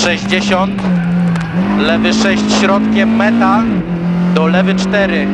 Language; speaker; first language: Polish; native; Polish